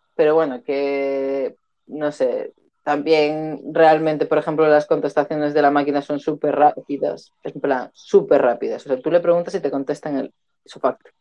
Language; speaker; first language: Spanish; native; Spanish